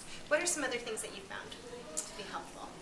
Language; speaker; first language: English; native; English